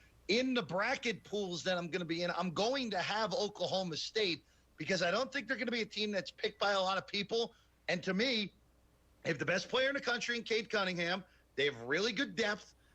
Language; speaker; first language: English; native; English